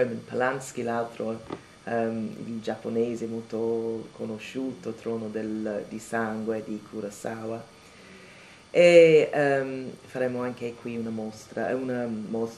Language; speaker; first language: Italian; non-native, fluent; English